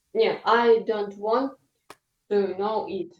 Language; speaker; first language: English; non-native, learner; Ukrainian